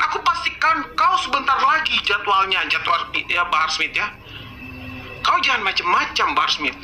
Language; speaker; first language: Indonesian; native; Indonesian